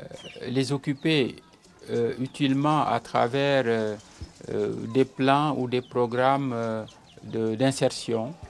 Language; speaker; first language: French; non-native, local second language; Serer